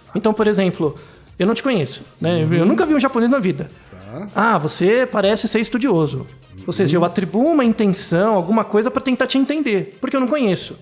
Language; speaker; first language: Portuguese; native; Portuguese